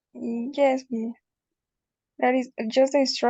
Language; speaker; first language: English; non-native, learner; Spanish